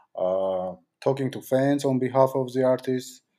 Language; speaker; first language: English; non-native, fluent; Georgian